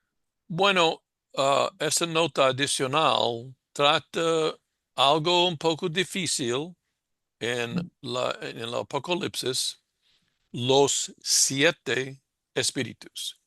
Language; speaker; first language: Spanish; non-native, fluent; English